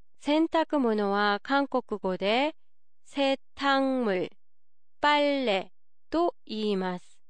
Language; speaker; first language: Japanese; non-native, fluent; Korean